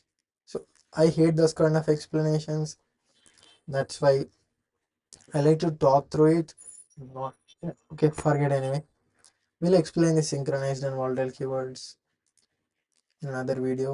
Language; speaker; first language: English; non-native, fluent; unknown